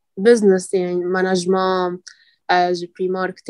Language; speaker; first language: French; non-native, learner; Arabic